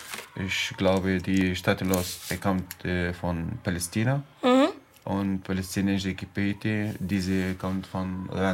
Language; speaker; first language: German; non-native, learner; Arabic